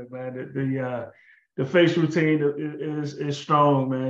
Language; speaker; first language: English; native; English